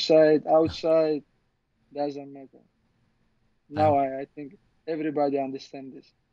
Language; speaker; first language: English; non-native, learner; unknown